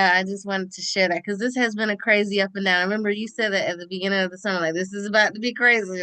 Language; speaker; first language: English; native; English